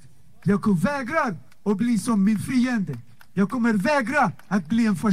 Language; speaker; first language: Swedish; non-native, fluent; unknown